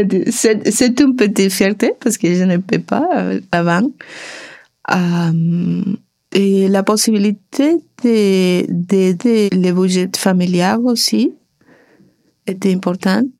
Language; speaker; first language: French; non-native, learner; Spanish